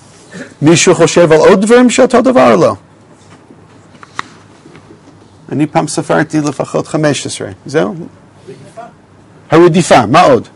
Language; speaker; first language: Hebrew; non-native, fluent; English